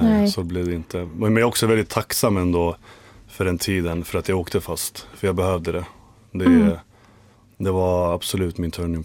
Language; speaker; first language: Swedish; early bilingual, other home language; Finnish